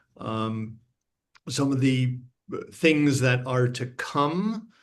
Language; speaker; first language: English; native; English